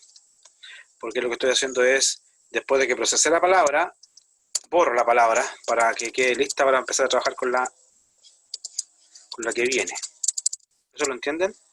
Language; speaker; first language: Spanish; native; Spanish